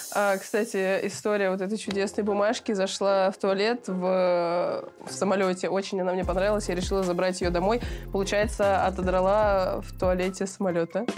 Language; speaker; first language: Russian; native; Russian